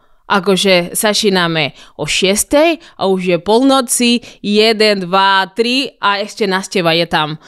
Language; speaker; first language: Slovak; non-native, fluent; Spanish